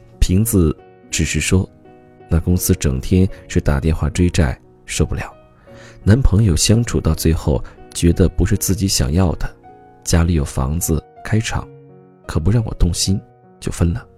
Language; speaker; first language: Chinese; native; Chinese